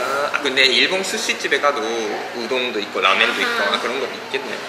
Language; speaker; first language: Korean; non-native, fluent; Japanese